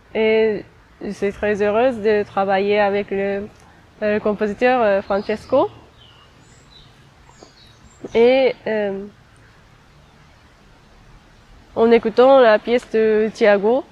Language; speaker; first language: French; non-native, fluent; Japanese